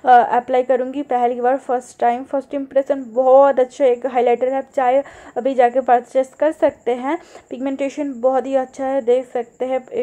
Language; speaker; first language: Hindi; non-native, local second language; Bangla